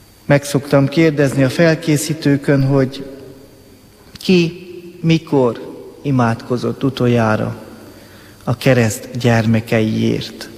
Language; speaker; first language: Hungarian; native; Hungarian